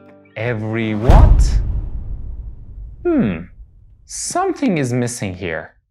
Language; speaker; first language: English; non-native, fluent; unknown